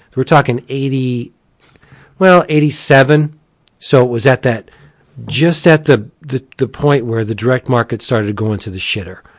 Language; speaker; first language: English; native; English